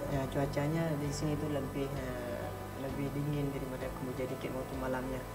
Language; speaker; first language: Indonesian; non-native, learner; Eastern Cham